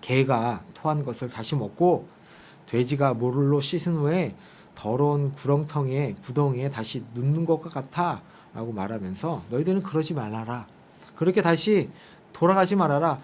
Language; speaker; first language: Korean; native; Korean